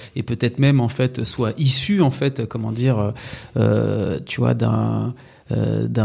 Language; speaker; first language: French; native; French